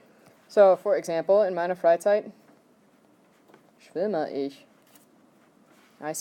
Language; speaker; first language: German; non-native, fluent; English